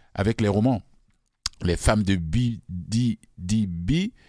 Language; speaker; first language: French; non-native, local second language; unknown